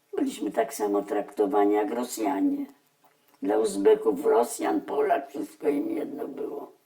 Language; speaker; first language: Polish; early bilingual, other home language; Russian